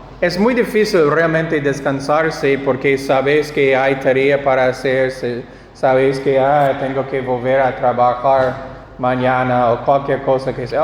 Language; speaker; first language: Spanish; non-native, fluent; English